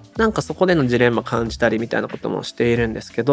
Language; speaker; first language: Japanese; native; Japanese